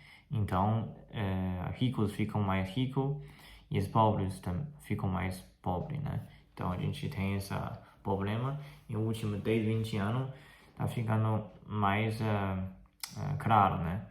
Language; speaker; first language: Portuguese; non-native, fluent; Chinese